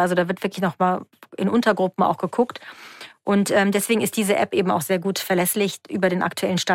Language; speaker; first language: German; native; German